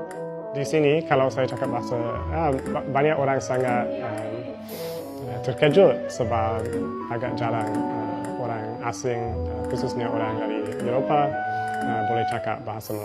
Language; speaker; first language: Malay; non-native, fluent; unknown